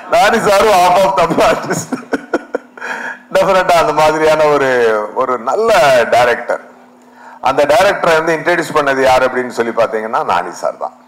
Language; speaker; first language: Tamil; native; Tamil